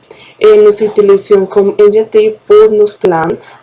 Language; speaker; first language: French; non-native, learner; Spanish